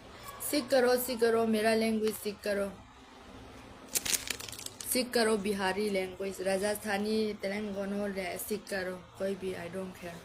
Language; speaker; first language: Hindi; non-native, learner; Mizo